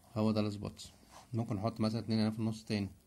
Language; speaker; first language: Arabic; native; Arabic